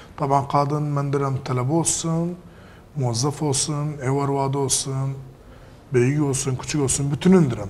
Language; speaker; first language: Turkish; native; Turkish